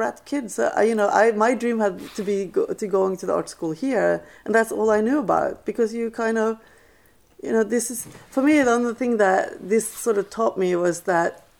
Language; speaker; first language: English; non-native, fluent; Norwegian